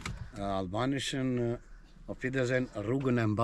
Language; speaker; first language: German; non-native, learner; Albanian